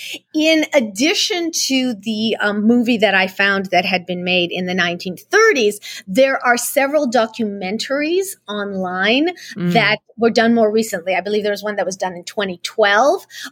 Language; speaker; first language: English; early bilingual, other home language; Russian